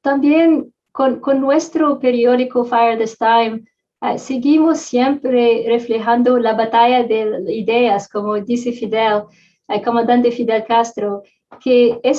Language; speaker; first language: Spanish; non-native, fluent; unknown